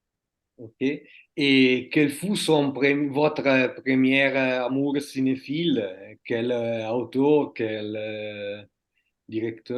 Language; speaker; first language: French; non-native, fluent; Italian